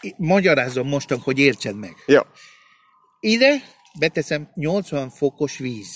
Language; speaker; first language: Hungarian; early bilingual, heritage; Spanish